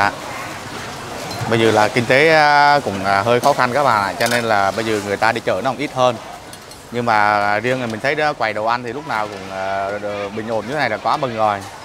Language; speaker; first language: Vietnamese; native; Vietnamese